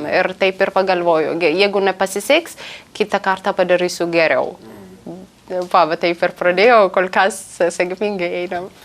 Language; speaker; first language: Lithuanian; non-native, learner; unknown